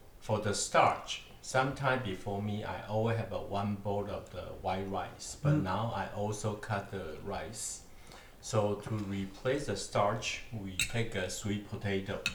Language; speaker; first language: English; non-native, learner; Chinese